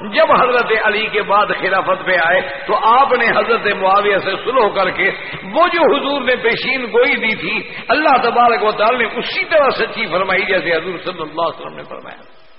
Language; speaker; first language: Urdu; non-native, local second language; Punjabi